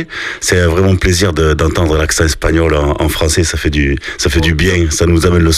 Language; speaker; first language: French; native; French